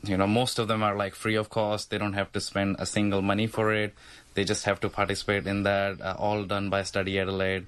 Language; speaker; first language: English; non-native, local second language; Punjabi